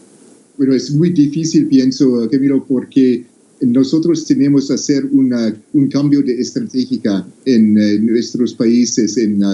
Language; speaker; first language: Spanish; non-native, fluent; English